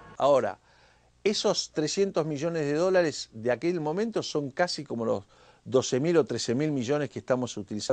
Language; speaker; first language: Spanish; native; Spanish